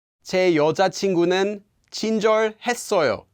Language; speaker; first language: Korean; non-native, fluent; English